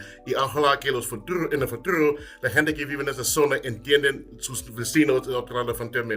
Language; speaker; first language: Spanish; non-native, fluent; English